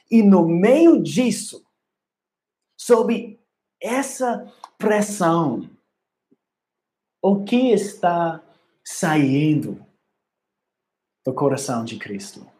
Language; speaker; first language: Portuguese; non-native, learner; English